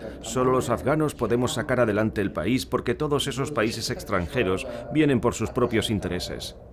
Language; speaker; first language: Spanish; native; Spanish